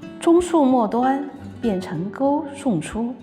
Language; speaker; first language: Chinese; native; Chinese